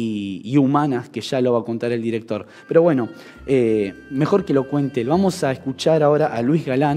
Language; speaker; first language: Spanish; native; Spanish